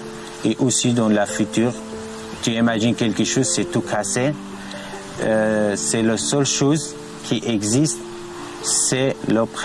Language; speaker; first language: French; non-native, learner; Arabic